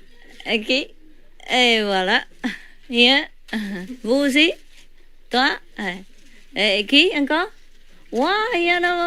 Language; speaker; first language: French; non-native, learner; Vietnamese